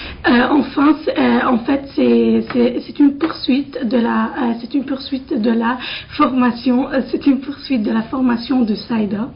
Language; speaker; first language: French; non-native, local second language; Arabic